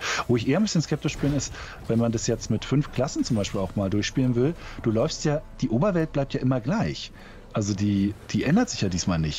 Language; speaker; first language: German; native; German